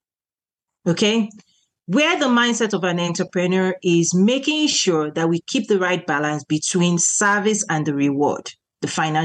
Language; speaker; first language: English; non-native, local second language; Yoruba